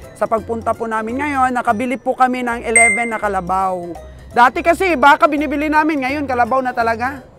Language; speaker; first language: Filipino; non-native, local second language; Aklanon